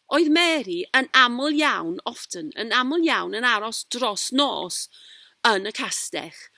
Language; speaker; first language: Welsh; non-native, local second language; English